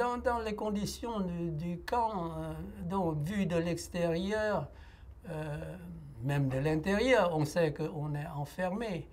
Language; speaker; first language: French; non-native, fluent; Lao